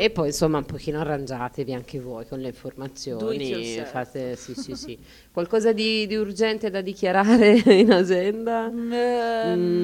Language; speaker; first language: Italian; native; Italian